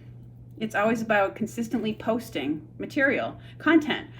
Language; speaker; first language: English; native; English